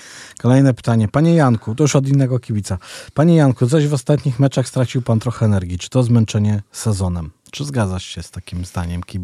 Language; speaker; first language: Polish; native; Polish